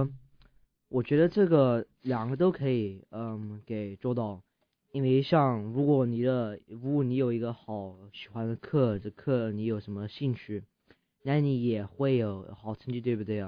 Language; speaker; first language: Chinese; early bilingual, heritage; Chinese